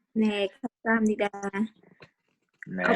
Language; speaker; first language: Korean; non-native, learner; Khmer